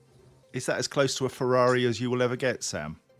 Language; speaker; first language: English; native; English